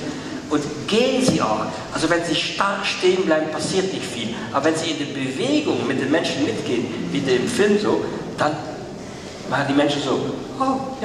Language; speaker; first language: German; non-native, fluent; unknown